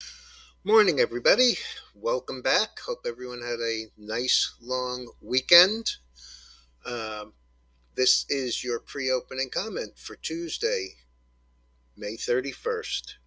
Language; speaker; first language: English; native; English